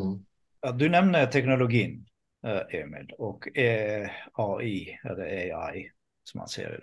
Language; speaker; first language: Swedish; non-native, fluent; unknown